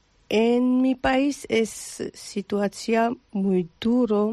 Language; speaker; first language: Spanish; non-native, learner; Georgian